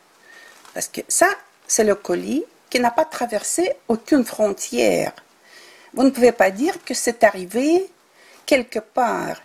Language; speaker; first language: French; non-native, fluent; Russian